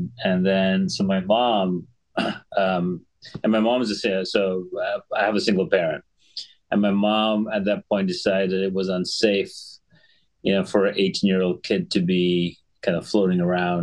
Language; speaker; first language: English; non-native, local second language; Sinhala